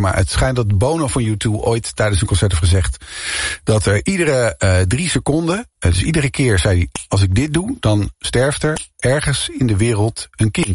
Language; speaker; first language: Dutch; native; Dutch